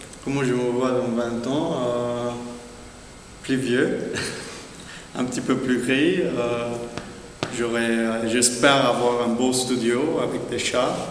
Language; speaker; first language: French; non-native, fluent; Spanish